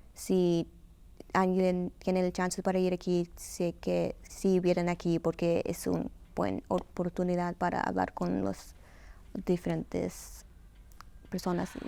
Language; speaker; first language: Spanish; early bilingual, heritage; Spanish